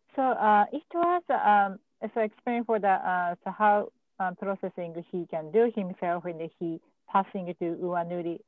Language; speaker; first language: English; non-native, fluent; Japanese